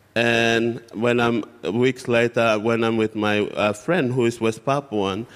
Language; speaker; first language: English; non-native, fluent; Indonesian